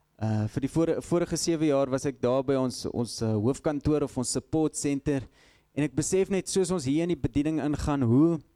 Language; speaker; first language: Afrikaans; non-native, local second language; English